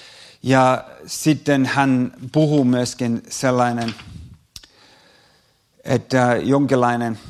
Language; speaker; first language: Finnish; non-native, fluent; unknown